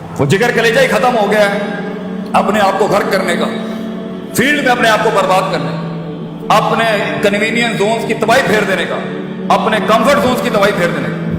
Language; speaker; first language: Urdu; non-native, local second language; Punjabi